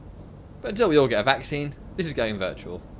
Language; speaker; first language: English; native; English